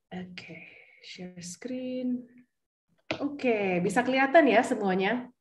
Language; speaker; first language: Indonesian; early bilingual, heritage; Indonesian